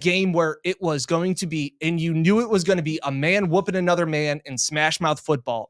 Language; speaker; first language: English; native; English